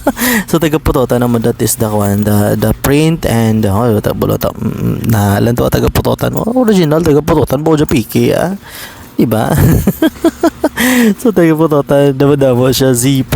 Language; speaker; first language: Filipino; non-native, local second language; Hiligaynon